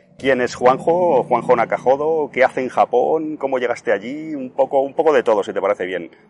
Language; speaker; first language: Spanish; native; Spanish